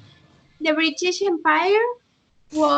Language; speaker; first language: English; non-native, learner; Spanish